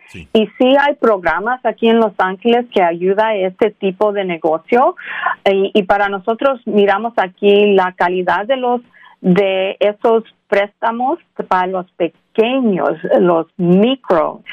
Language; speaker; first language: Spanish; early bilingual, heritage; Spanish